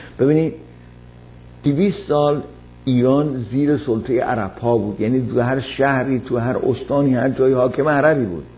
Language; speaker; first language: Persian; native; Persian